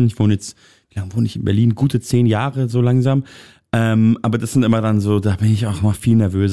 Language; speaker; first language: German; native; German